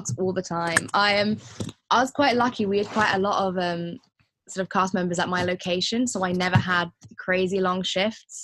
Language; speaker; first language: English; native; English